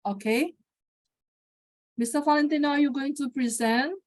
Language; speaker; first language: English; non-native, fluent; Indonesian